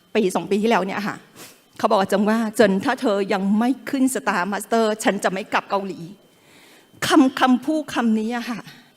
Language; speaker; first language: Thai; non-native, local second language; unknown